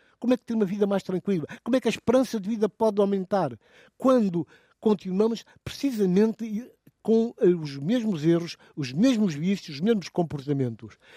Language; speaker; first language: Portuguese; non-native, local second language; Upper Guinea Crioulo